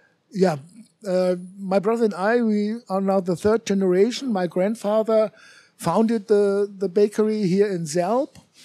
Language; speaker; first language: English; non-native, fluent; German